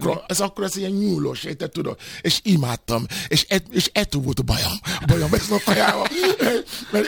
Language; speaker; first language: Hungarian; non-native, fluent; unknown